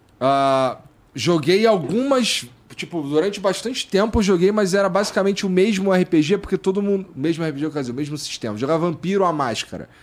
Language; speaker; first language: Portuguese; native; Portuguese